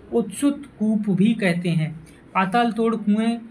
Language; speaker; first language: Hindi; native; Hindi